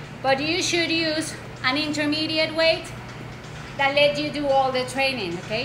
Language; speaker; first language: English; non-native, fluent; Spanish